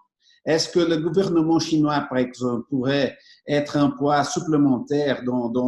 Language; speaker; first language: French; non-native, fluent; Portuguese